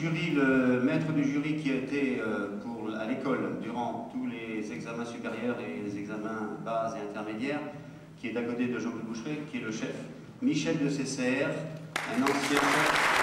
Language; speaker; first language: French; native; French